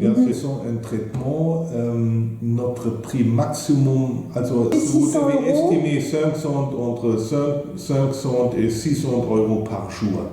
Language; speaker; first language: French; non-native, fluent; German